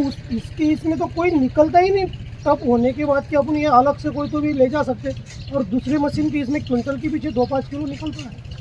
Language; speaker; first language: Hindi; non-native, local second language; Marathi